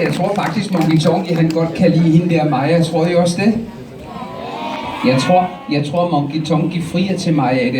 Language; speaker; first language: Danish; native; Danish